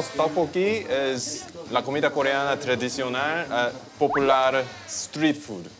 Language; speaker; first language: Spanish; non-native, learner; Korean